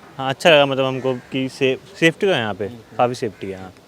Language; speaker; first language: Hindi; native; Hindi